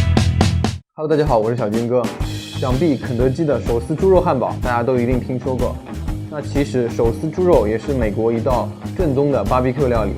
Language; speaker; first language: Chinese; native; Chinese